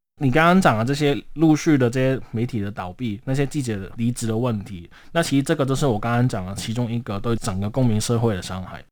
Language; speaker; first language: Chinese; non-native, local second language; Cantonese